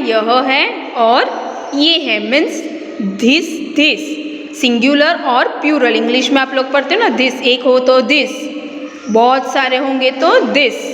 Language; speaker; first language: Hindi; non-native, local second language; Gujarati